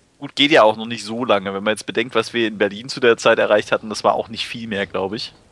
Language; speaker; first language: German; native; German